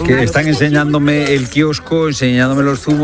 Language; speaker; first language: Spanish; native; Spanish